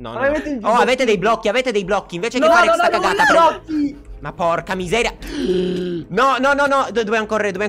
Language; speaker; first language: Italian; native; Italian